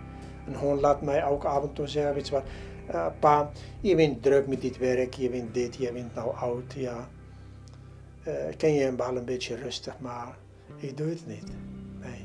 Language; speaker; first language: Dutch; non-native, learner; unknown